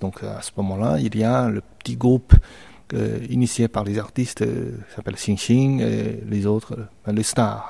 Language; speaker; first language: French; non-native, fluent; Chinese